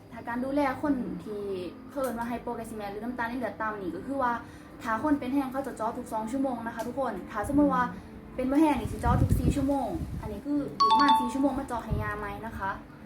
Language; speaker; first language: Thai; native; Thai